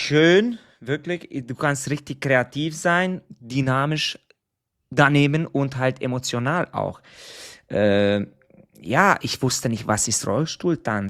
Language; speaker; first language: German; non-native, fluent; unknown